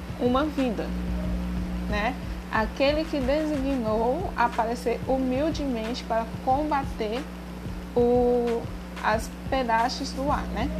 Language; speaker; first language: Portuguese; native; Portuguese